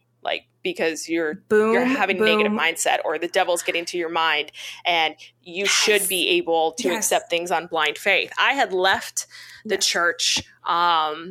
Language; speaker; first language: English; native; English